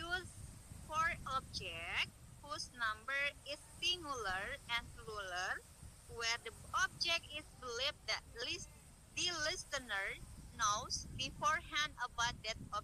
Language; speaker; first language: English; non-native, learner; Indonesian